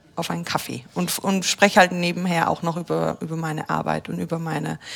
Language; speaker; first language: German; native; German